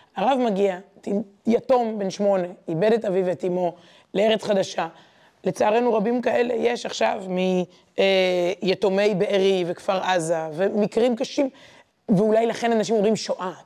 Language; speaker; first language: Hebrew; native; Hebrew